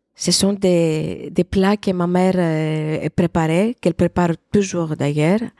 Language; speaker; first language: French; non-native, fluent; Greek